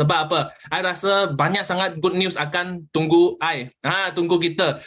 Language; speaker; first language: Malay; non-native, local second language; Chinese